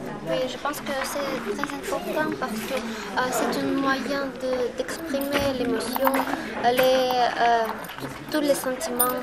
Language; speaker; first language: French; non-native, fluent; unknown